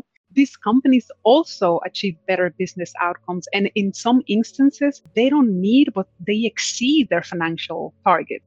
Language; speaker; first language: English; non-native, fluent; Spanish